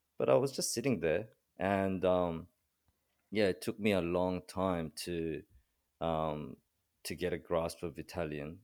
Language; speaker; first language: English; early bilingual, other home language; Korean